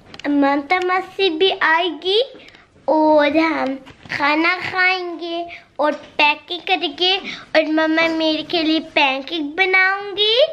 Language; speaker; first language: Hindi; early bilingual, heritage; Hindi